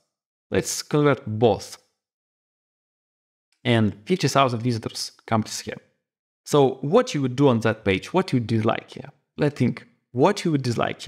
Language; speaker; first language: English; non-native, fluent; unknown